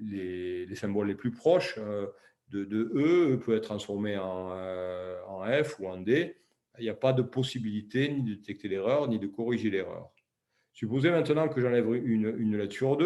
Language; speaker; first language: French; native; French